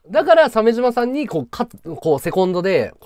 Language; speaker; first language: Japanese; native; Japanese